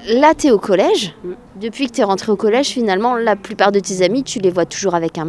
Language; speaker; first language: French; native; French